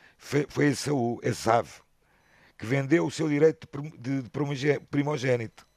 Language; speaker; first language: Portuguese; native; Portuguese